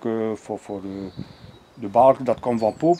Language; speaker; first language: Dutch; non-native, local second language; French